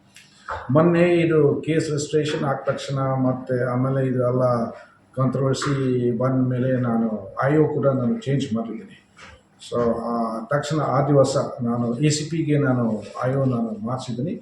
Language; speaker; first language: Kannada; non-native, fluent; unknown